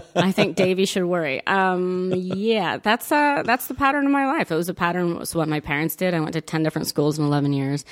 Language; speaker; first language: English; early bilingual, other home language; Italian